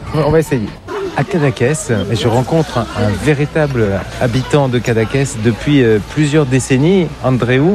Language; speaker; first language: French; native; French